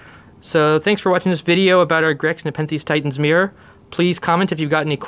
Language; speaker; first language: English; native; English